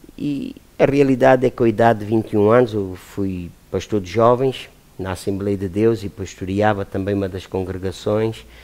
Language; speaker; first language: Portuguese; native; Portuguese